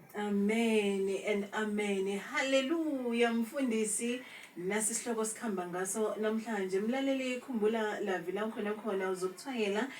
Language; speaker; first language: Zulu; non-native, local second language; South Ndebele